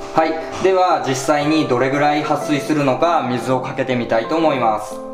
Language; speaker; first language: Japanese; native; Japanese